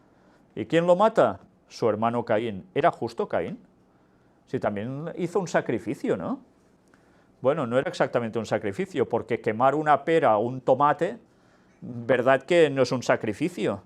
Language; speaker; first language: Spanish; native; Spanish